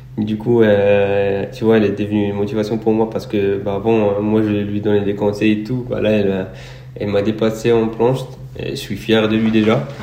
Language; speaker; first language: French; non-native, local second language; Arabic